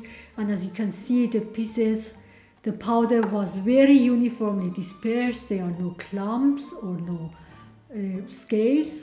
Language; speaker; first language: English; non-native, fluent; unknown